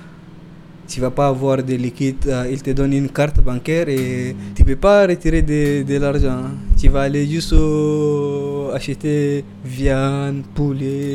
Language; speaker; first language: French; non-native, fluent; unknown